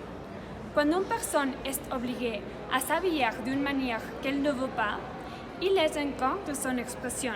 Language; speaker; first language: French; non-native, learner; Spanish